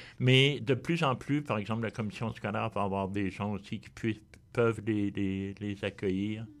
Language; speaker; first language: French; native; French